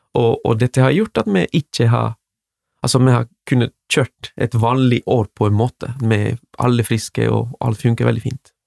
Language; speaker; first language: Norwegian; non-native, fluent; Spanish